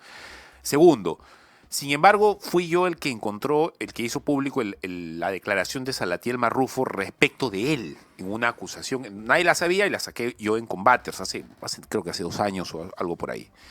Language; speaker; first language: Spanish; native; Spanish